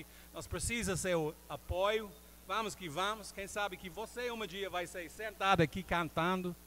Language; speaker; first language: Portuguese; non-native, fluent; English